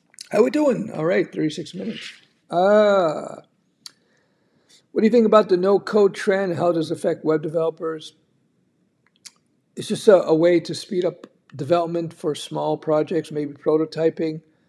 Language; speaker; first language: English; native; English